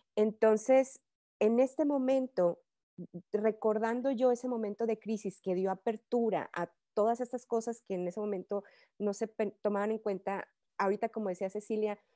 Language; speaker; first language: Spanish; native; Spanish